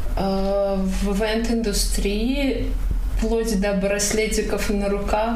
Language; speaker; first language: Russian; non-native, local second language; Tajik